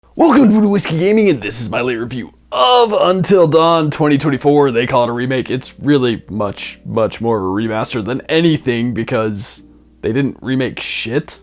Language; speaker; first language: English; native; English